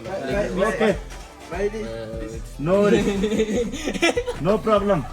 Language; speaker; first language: English; non-native, learner; Nepali